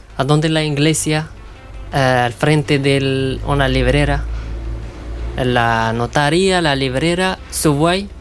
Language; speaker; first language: Spanish; non-native, learner; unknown